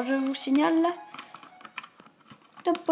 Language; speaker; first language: French; native; French